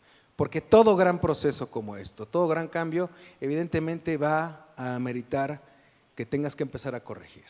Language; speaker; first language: Spanish; native; Spanish